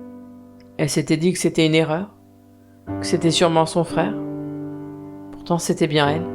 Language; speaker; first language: French; native; French